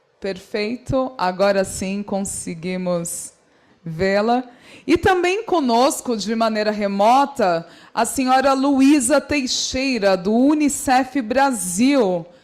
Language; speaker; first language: Portuguese; native; Portuguese